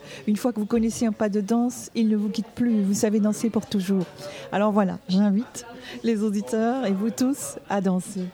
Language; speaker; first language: French; native; French